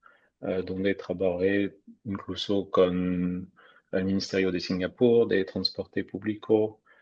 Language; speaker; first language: Spanish; non-native, fluent; French